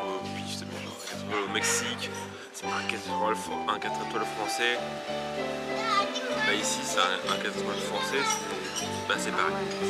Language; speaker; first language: French; native; French